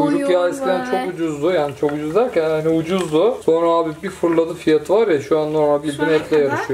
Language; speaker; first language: Turkish; native; Turkish